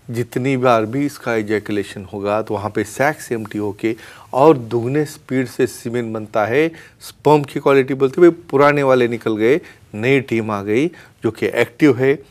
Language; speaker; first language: Hindi; non-native, local second language; Marathi